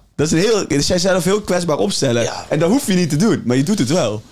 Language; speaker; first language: Dutch; native; Dutch